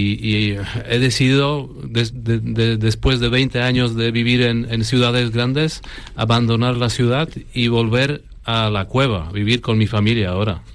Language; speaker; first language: Spanish; non-native, fluent; Polish